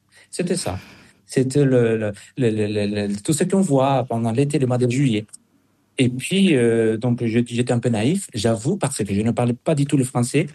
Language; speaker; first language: French; non-native, fluent; Spanish